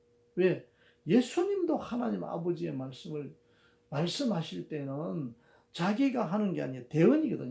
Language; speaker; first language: Korean; native; Korean